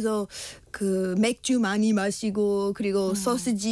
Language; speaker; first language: Korean; non-native, learner; English